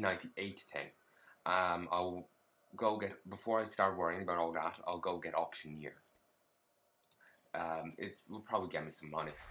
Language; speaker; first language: English; native; English